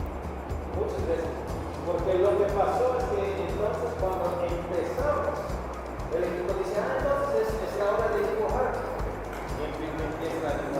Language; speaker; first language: Spanish; non-native, fluent; English